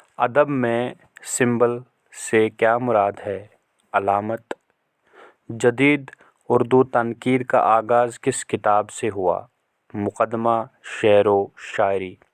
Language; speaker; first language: Urdu; non-native, local second language; Kashmiri